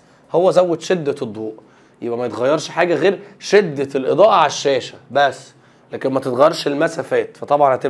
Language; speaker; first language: Arabic; native; Arabic